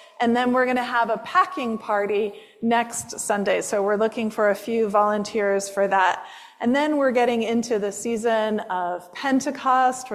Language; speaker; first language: English; native; English